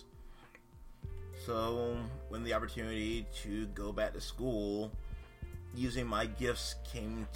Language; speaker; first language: English; native; English